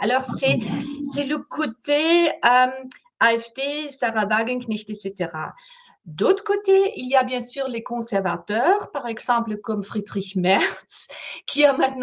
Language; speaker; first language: French; non-native, fluent; German